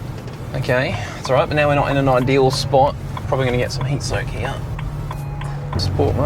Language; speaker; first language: English; native; English